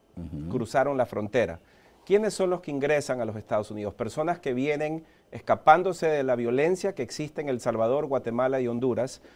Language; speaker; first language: Spanish; early bilingual, heritage; Spanish